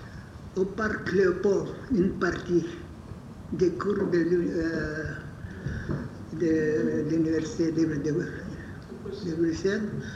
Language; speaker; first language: French; non-native, fluent; Bulgarian